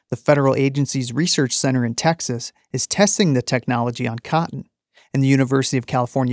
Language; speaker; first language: English; native; English